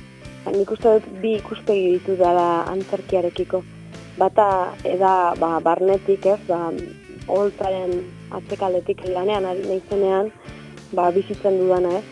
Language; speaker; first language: Basque; native; Basque